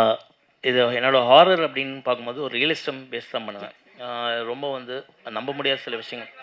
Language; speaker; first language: Tamil; native; Tamil